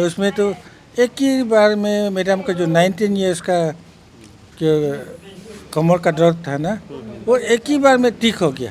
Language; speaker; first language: Hindi; non-native, local second language; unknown